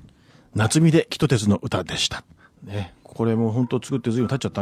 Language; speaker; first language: Japanese; native; Japanese